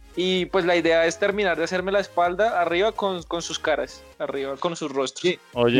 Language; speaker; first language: Spanish; native; Spanish